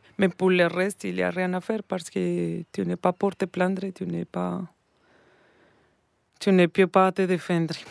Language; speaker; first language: French; non-native, learner; Spanish